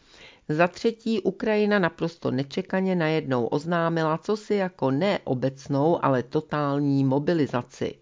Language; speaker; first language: Czech; native; Czech